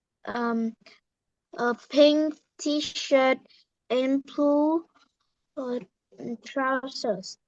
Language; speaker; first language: English; non-native, learner; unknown